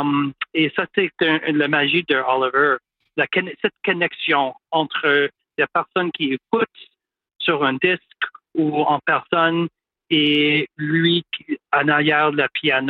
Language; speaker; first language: French; non-native, local second language; English